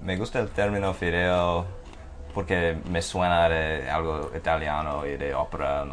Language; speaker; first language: Spanish; non-native, fluent; English